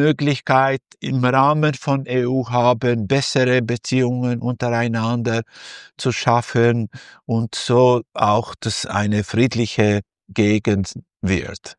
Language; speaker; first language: German; non-native, fluent; Albanian